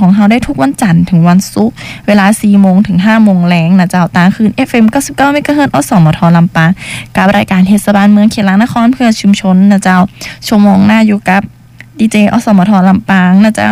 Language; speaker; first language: Thai; non-native, local second language; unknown